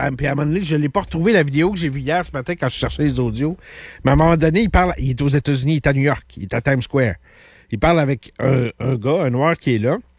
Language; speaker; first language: French; native; French